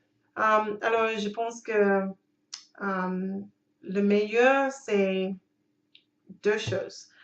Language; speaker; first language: French; non-native, learner; English